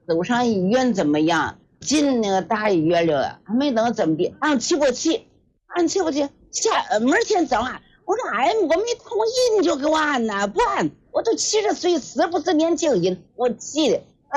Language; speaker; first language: Chinese; native; Chinese